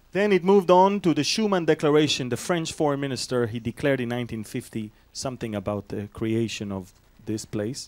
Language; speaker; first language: English; non-native, fluent; Hebrew